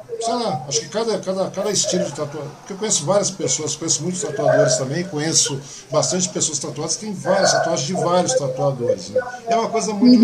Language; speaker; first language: Portuguese; native; Portuguese